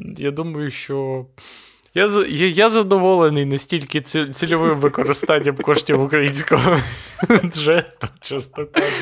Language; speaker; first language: Ukrainian; non-native, local second language; Russian